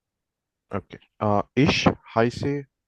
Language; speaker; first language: German; non-native, learner; Arabic